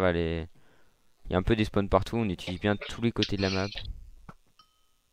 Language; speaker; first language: French; native; French